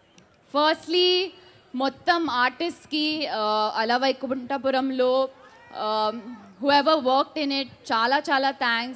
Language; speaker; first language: Telugu; non-native, learner; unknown